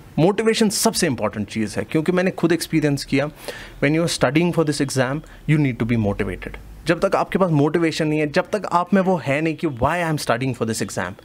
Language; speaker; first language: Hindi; non-native, local second language; Kashmiri